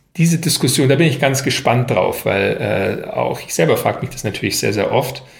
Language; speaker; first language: German; native; German